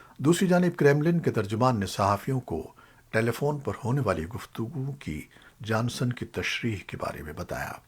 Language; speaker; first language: Urdu; native; Urdu